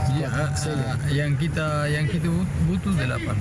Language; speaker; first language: Indonesian; non-native, fluent; Spanish